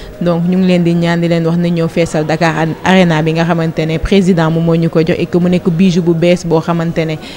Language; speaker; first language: Wolof; non-native, local second language; Serer